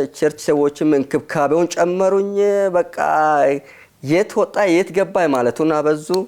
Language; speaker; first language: Amharic; non-native, local second language; Sidamo